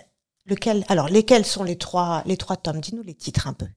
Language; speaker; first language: French; native; French